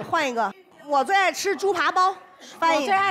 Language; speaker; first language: Chinese; native; Chinese